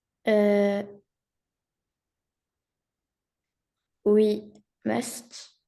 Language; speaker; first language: English; non-native, learner; French